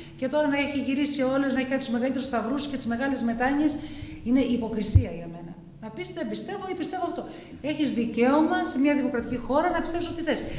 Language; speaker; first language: Greek; early bilingual, heritage; Greek